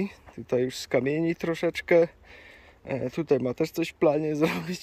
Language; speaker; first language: Polish; native; Polish